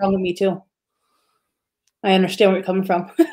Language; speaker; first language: English; native; English